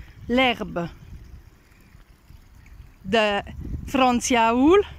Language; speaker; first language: French; non-native, fluent; Hungarian